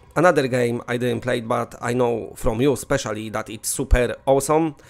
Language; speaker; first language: English; non-native, fluent; Polish